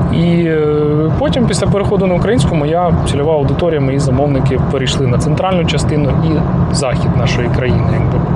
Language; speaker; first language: Ukrainian; non-native, local second language; Russian